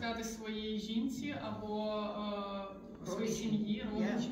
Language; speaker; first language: Ukrainian; native; Ukrainian